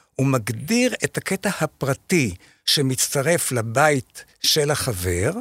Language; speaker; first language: Hebrew; native; Hebrew